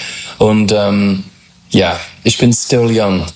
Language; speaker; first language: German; non-native, learner; English